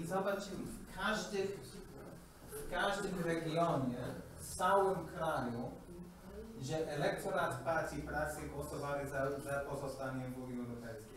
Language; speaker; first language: Polish; non-native, learner; English